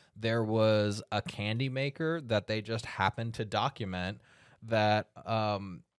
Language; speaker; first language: English; native; English